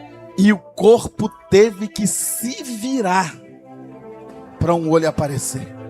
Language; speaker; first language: Portuguese; native; Portuguese